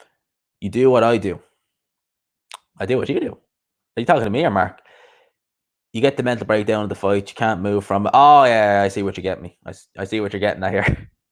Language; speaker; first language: English; native; English